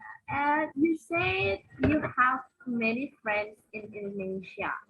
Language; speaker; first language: English; non-native, fluent; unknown